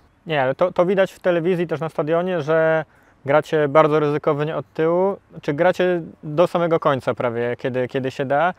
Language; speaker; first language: Polish; native; Polish